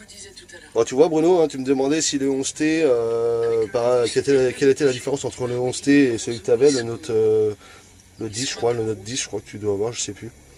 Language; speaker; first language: French; native; French